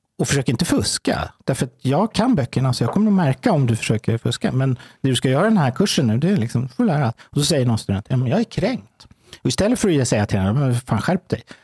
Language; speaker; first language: Swedish; native; Swedish